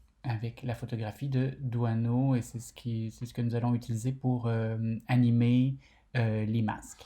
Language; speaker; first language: French; native; French